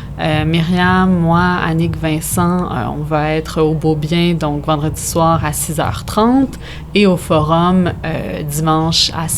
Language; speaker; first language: French; native; French